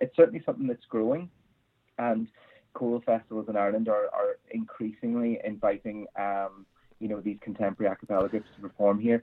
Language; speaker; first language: English; native; English